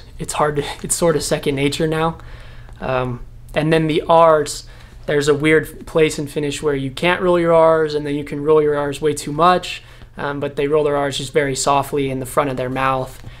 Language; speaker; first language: English; native; English